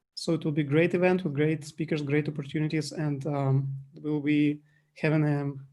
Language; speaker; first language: English; non-native, fluent; Russian